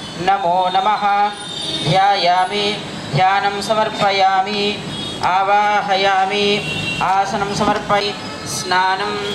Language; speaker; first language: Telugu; native; Telugu